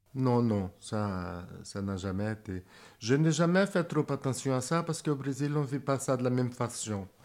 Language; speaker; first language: French; non-native, fluent; Portuguese